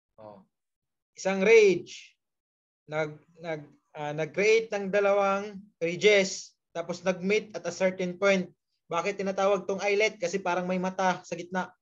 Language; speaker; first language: Filipino; non-native, local second language; Surigaonon